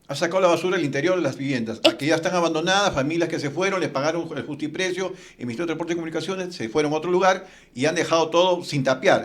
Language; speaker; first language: Spanish; native; Spanish